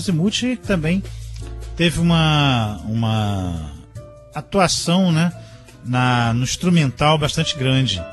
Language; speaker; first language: Portuguese; native; Portuguese